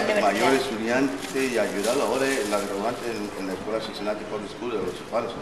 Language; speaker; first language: Spanish; non-native, local second language; English